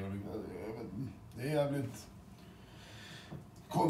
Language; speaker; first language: Swedish; early bilingual, other home language; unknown